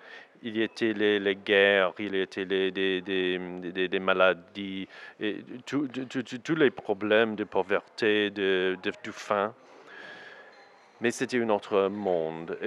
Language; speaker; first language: French; non-native, learner; English